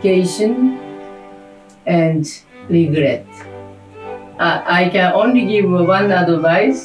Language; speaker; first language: English; non-native, fluent; Japanese